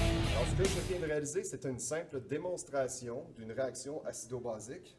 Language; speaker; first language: French; native; French